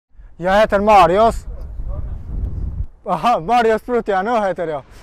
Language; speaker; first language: Swedish; early bilingual, other home language; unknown